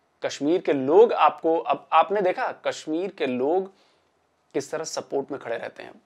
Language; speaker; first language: Hindi; native; Hindi